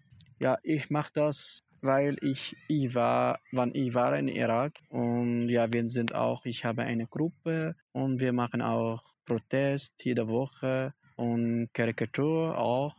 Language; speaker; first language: German; non-native, learner; Arabic